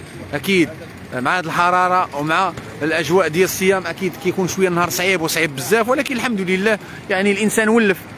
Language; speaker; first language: Arabic; native; Arabic